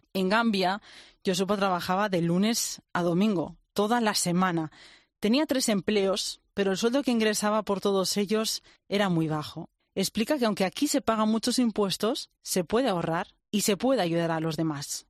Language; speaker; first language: Spanish; native; Spanish